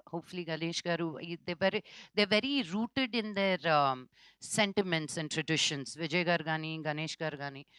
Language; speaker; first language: Telugu; native; Telugu